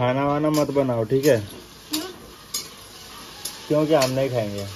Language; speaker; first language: Hindi; native; Hindi